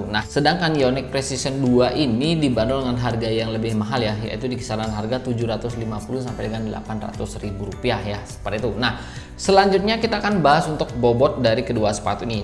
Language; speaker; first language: Indonesian; native; Indonesian